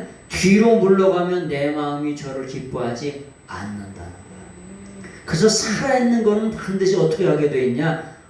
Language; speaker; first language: Korean; native; Korean